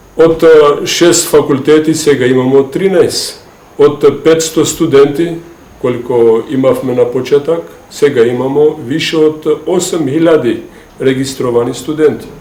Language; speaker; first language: Macedonian; non-native, local second language; Albanian